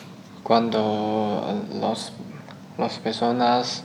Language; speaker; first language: Spanish; non-native, learner; Chinese